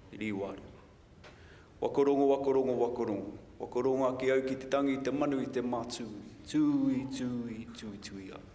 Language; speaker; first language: Māori; non-native, local second language; English